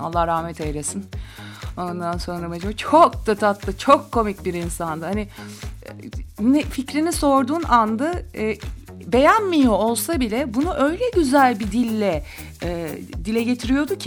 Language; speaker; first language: Turkish; native; Turkish